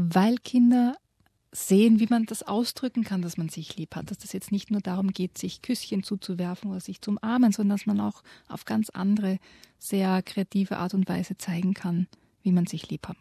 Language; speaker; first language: German; native; German